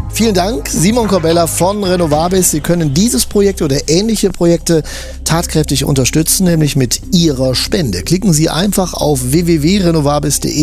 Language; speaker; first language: German; native; German